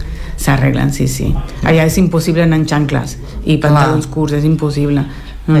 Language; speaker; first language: Catalan; early bilingual, heritage; Spanish